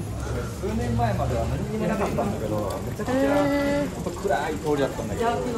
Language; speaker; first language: Japanese; native; Japanese